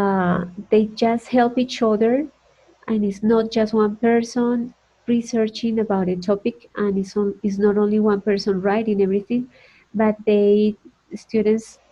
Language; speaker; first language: English; non-native, fluent; Spanish